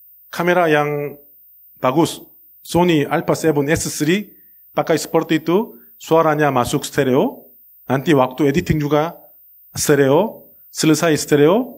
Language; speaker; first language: Indonesian; non-native, learner; Korean